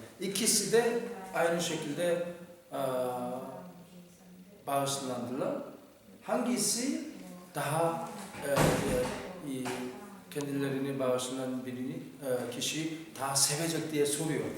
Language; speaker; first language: Turkish; non-native, fluent; Korean